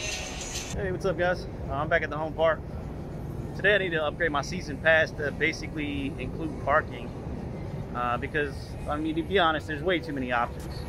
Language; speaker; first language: English; native; English